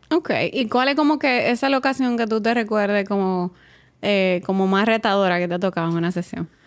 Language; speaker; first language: Spanish; native; Spanish